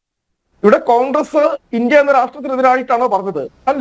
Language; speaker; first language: Malayalam; native; Malayalam